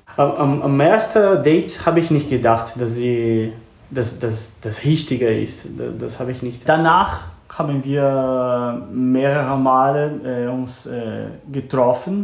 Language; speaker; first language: German; non-native, learner; Portuguese